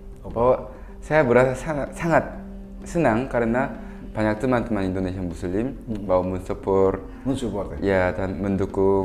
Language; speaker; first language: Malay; non-native, fluent; Korean